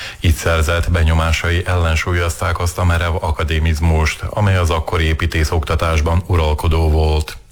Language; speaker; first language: Hungarian; native; Hungarian